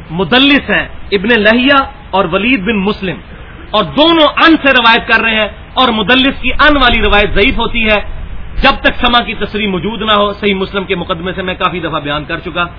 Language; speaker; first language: Urdu; non-native, local second language; Punjabi